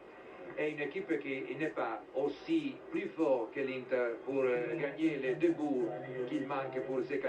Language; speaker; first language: French; non-native, fluent; Italian